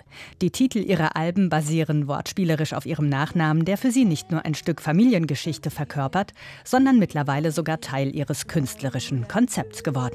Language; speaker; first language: German; native; German